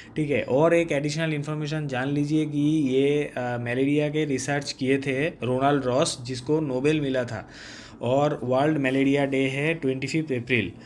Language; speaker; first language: Hindi; non-native, local second language; Bangla